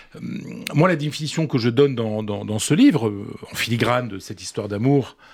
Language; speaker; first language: French; native; French